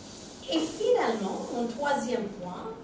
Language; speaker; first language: French; non-native, fluent; English